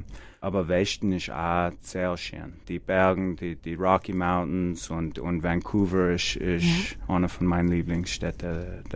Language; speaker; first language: German; non-native, learner; English